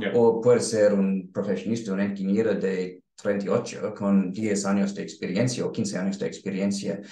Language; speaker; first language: Spanish; non-native, learner; English